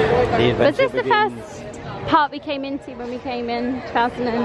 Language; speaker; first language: English; native; English